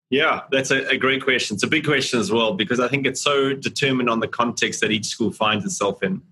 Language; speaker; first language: English; native; English